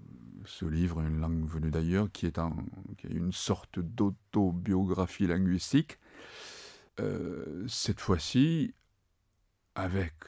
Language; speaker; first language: French; non-native, fluent; Japanese